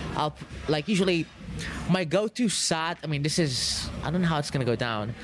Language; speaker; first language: English; early bilingual, other home language; Arabic